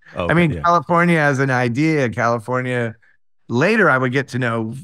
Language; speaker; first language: English; native; English